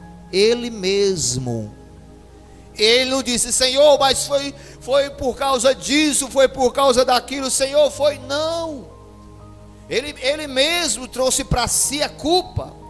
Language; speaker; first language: Portuguese; native; Portuguese